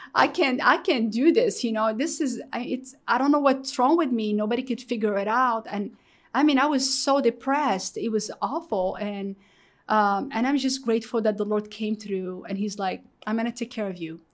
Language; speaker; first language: English; early bilingual, other home language; Arabic